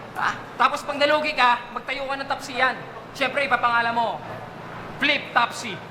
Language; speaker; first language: Filipino; native; Filipino